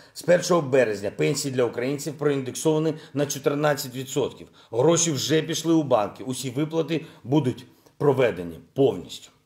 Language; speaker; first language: Ukrainian; non-native, local second language; Russian